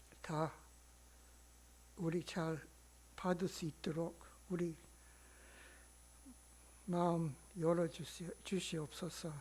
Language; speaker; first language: Korean; non-native, learner; English